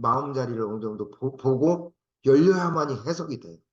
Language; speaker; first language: Korean; native; Korean